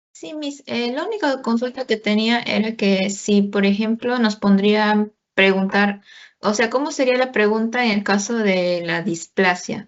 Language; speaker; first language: Spanish; native; Spanish